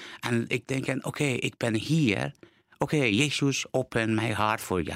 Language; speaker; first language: Dutch; non-native, learner; Persian